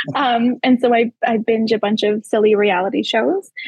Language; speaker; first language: English; native; English